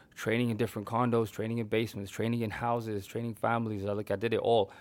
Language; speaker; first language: English; native; English